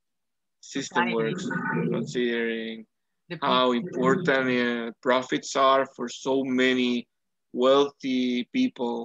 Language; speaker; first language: English; non-native, fluent; Spanish